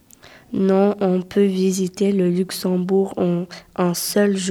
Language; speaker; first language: French; non-native, local second language; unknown